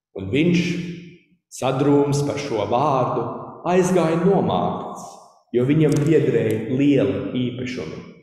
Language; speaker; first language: Latvian; early bilingual, heritage; Latvian